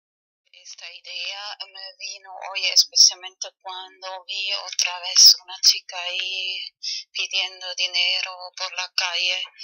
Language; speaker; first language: Spanish; non-native, fluent; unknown